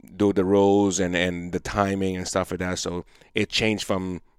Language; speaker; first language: English; non-native, fluent; Papiamento